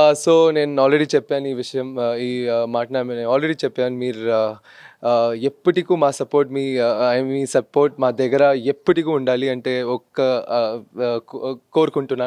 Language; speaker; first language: Telugu; non-native, local second language; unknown